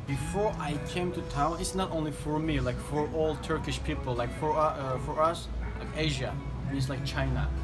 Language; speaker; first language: English; non-native, fluent; Turkish